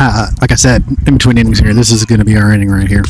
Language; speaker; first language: English; native; English